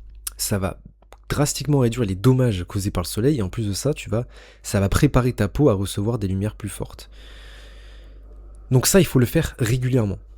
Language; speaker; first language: French; native; French